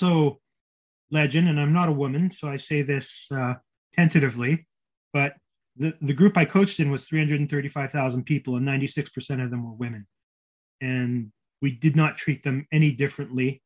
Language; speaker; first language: English; native; English